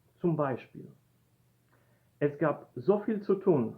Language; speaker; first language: German; non-native, fluent; Polish